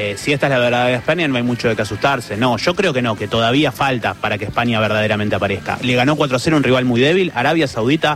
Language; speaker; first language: Spanish; native; Spanish